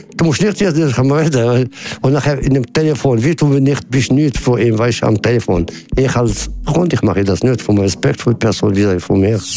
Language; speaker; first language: German; non-native, learner; Arabic